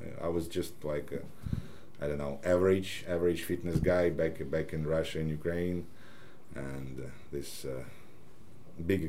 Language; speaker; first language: English; non-native, fluent; Ukrainian